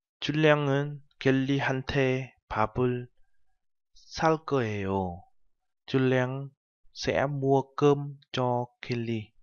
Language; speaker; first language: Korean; non-native, fluent; Vietnamese